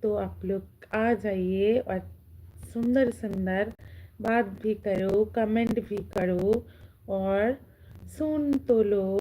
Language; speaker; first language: Hindi; non-native, local second language; Bangla